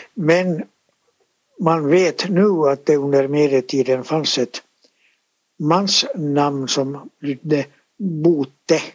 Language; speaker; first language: Swedish; native; Swedish